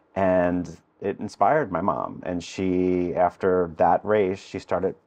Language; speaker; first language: English; native; English